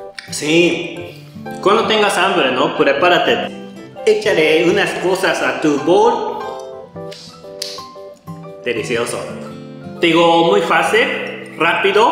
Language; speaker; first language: Spanish; non-native, learner; Japanese